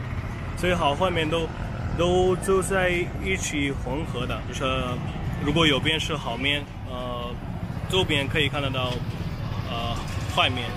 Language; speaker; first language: Chinese; non-native, fluent; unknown